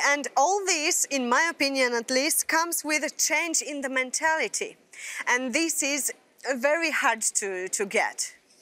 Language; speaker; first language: English; non-native, fluent; Romanian